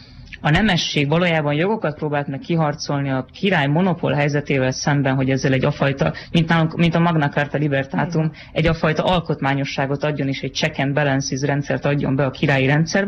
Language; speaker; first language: Hungarian; native; Hungarian